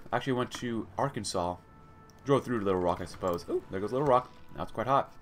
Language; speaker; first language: English; native; English